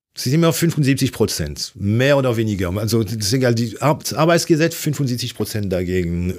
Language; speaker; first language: German; non-native, fluent; French